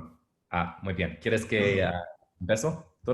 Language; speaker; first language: Spanish; non-native, learner; English